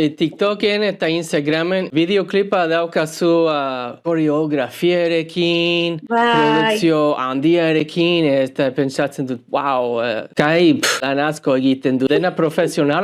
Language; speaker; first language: Basque; non-native, learner; English